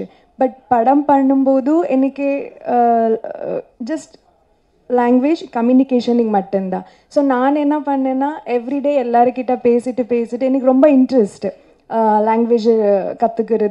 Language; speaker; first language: Tamil; non-native, learner; Kannada